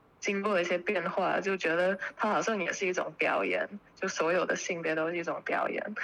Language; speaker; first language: Chinese; early bilingual, heritage; Chinese